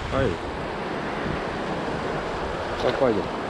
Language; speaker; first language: Chinese; native; Chinese